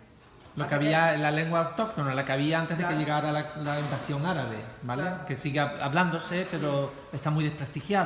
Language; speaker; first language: Spanish; native; Spanish